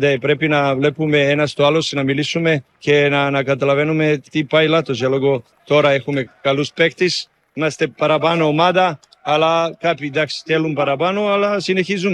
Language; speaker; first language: Greek; non-native, learner; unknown